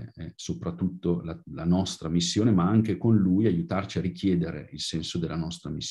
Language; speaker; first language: Italian; native; Italian